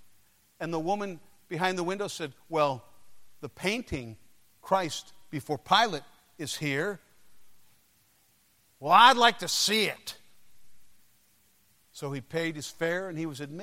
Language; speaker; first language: English; native; English